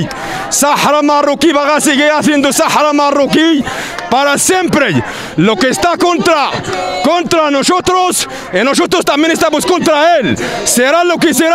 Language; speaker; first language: Spanish; non-native, learner; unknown